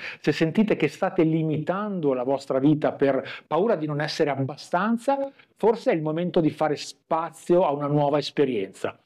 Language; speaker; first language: Italian; native; Italian